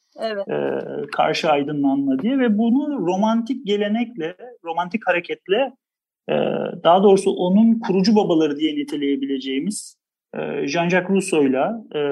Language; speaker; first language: Turkish; native; Turkish